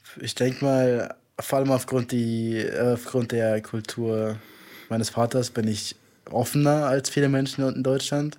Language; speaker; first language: German; native; German